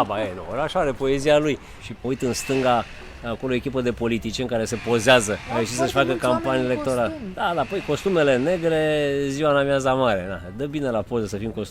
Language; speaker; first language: Romanian; native; Romanian